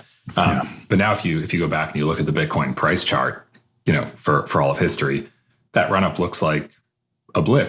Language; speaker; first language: English; native; English